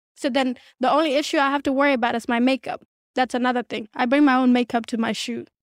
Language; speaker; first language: English; early bilingual, other home language; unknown